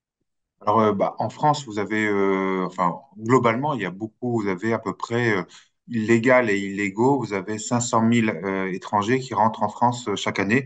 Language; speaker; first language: French; native; French